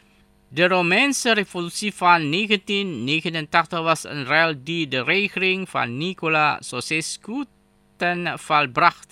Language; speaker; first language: Dutch; non-native, fluent; Indonesian